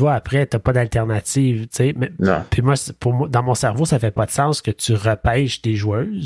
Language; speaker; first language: French; native; French